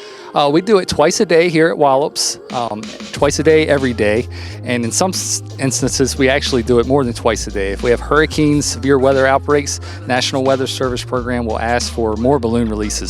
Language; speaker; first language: English; native; English